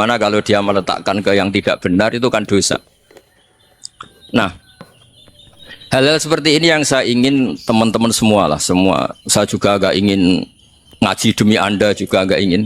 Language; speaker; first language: Indonesian; non-native, local second language; Javanese